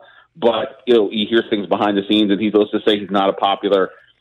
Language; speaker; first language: English; native; English